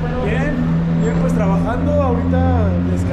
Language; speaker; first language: Spanish; native; Spanish